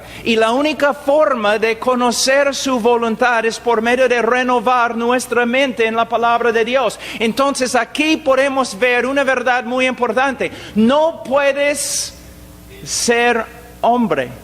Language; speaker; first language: Spanish; non-native, fluent; English